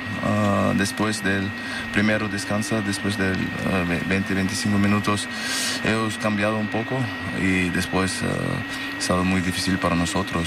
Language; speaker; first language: Spanish; non-native, learner; German